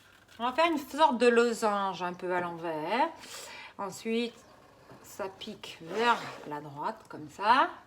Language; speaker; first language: French; native; French